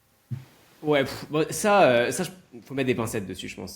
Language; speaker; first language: French; native; French